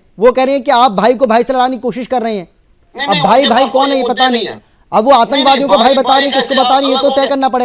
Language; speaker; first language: Hindi; native; Hindi